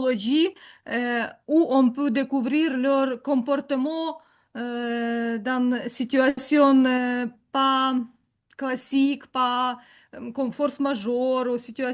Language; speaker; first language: French; non-native, learner; Ukrainian